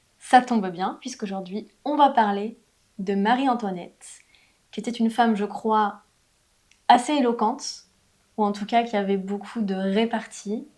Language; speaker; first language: French; native; French